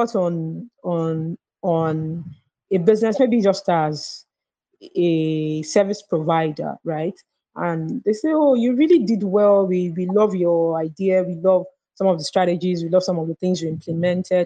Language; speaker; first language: English; non-native, local second language; Yoruba